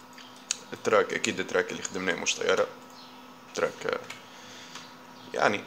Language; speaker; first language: Arabic; native; Arabic